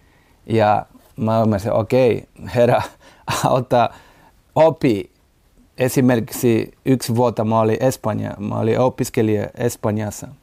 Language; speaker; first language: Finnish; non-native, learner; Portuguese